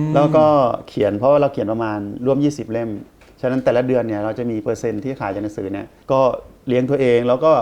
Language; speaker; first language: Thai; native; Thai